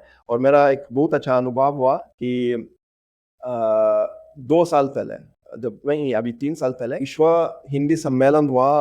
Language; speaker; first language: Hindi; non-native, fluent; Russian